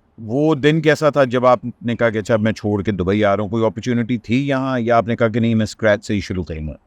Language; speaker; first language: Urdu; native; Urdu